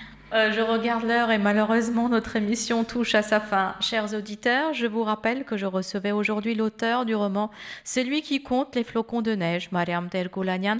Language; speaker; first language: French; native; French